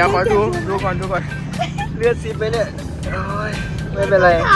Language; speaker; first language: Thai; native; Thai